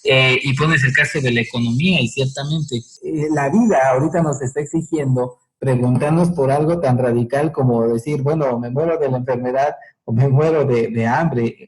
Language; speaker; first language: Spanish; native; Spanish